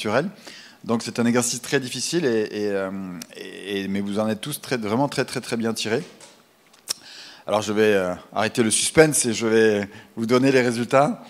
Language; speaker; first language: French; native; French